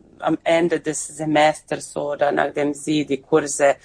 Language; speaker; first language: German; non-native, fluent; Serbian